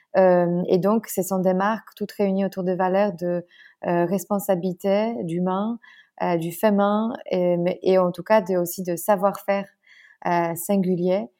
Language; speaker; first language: French; non-native, fluent; Polish